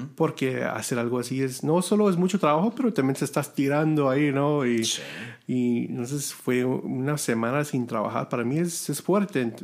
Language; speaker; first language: Spanish; early bilingual, heritage; Spanish